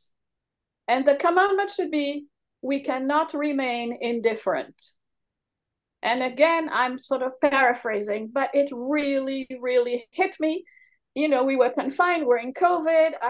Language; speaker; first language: English; non-native, fluent; French